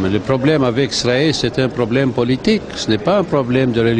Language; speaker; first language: French; non-native, fluent; Arabic